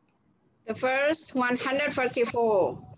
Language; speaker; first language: English; non-native, fluent; Indonesian